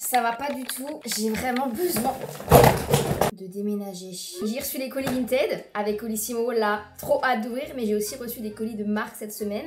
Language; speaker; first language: French; native; French